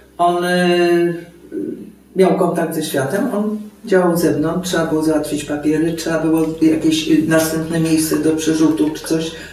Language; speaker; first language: Polish; native; Polish